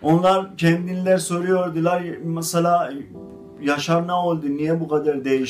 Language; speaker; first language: Turkish; non-native, learner; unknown